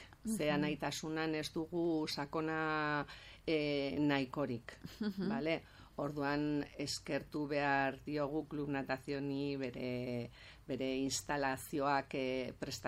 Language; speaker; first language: Basque; non-native, local second language; Spanish